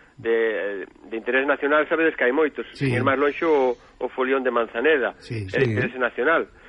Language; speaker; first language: Galician; native; Galician